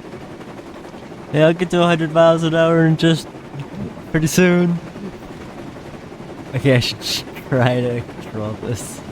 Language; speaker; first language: English; native; English